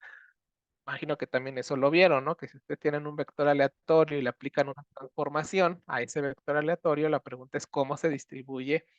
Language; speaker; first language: Spanish; native; Spanish